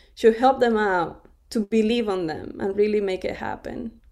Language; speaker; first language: English; non-native, fluent; Spanish